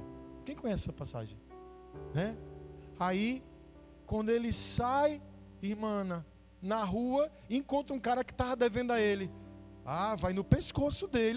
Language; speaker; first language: Portuguese; native; Portuguese